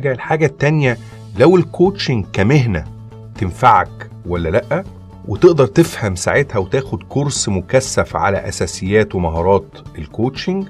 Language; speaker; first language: Arabic; native; Arabic